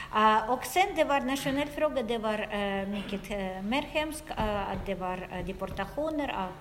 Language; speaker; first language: Swedish; non-native, fluent; Russian